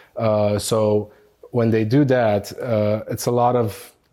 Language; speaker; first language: English; non-native, fluent; Arabic